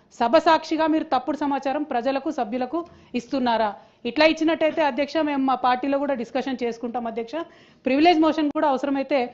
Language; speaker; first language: Telugu; native; Telugu